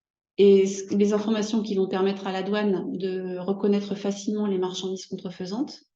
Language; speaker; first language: French; native; French